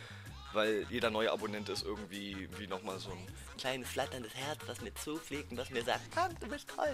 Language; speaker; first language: German; native; German